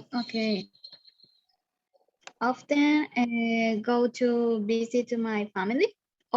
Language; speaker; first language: English; non-native, learner; Spanish